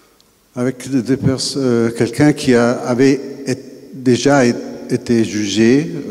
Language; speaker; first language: French; non-native, fluent; Italian